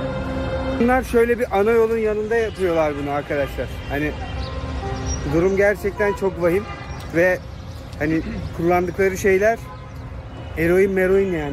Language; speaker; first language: Turkish; native; Turkish